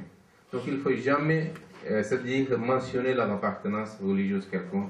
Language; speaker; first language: French; non-native, fluent; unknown